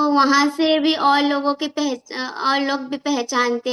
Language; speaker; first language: Hindi; non-native, local second language; Odia